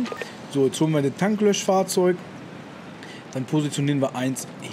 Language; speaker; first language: German; native; German